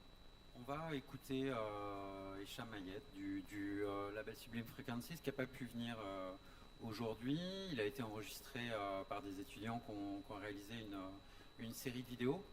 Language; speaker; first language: French; native; French